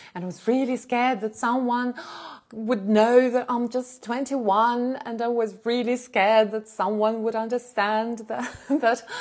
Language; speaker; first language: English; non-native, fluent; Russian